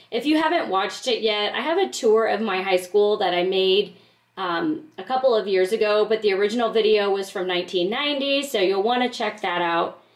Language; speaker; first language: English; native; English